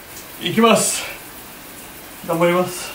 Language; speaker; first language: Japanese; non-native, learner; Serbian